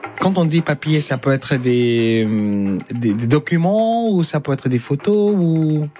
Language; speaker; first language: French; non-native, fluent; Arabic